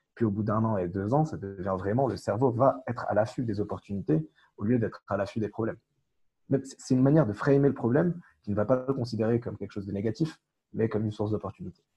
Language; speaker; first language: French; non-native, local second language; Arabic